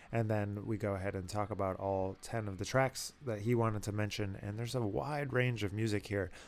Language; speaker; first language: English; native; English